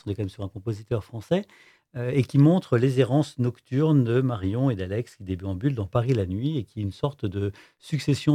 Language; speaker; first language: French; native; French